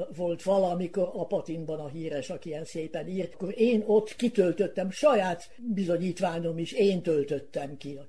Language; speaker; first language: Hungarian; native; Hungarian